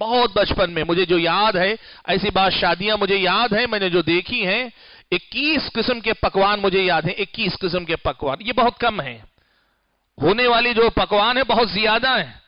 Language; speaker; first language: Urdu; native; Urdu